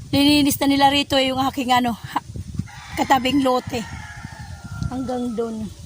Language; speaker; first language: Filipino; non-native, local second language; Waray